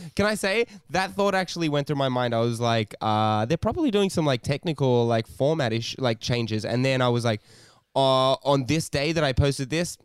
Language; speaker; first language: English; native; English